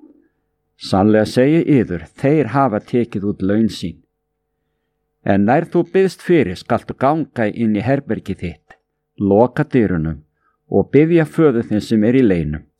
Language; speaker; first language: Icelandic; native; Icelandic